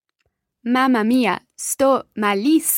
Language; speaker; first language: Italian; non-native, learner; English